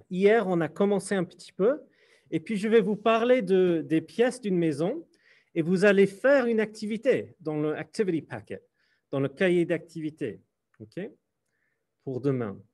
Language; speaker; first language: French; non-native, fluent; English